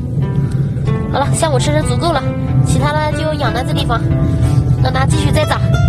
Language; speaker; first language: Chinese; native; Chinese